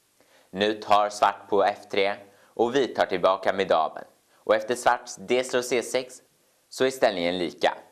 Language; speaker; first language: Swedish; native; Swedish